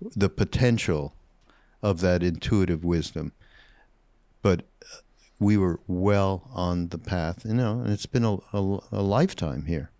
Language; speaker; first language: English; native; English